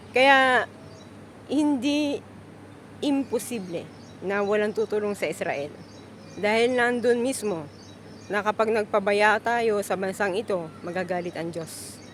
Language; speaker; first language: Filipino; native; Filipino